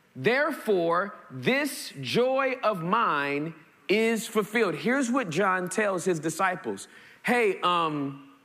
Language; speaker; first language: English; native; English